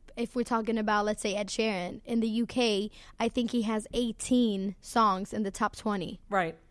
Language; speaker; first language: English; non-native, fluent; Swedish